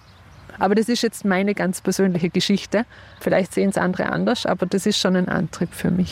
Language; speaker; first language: German; native; German